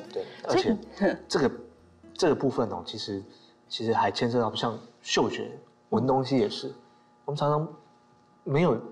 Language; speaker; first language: Chinese; native; Chinese